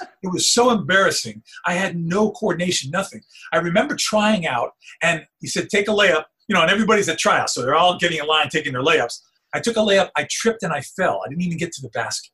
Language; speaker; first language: English; early bilingual, other home language; Spanish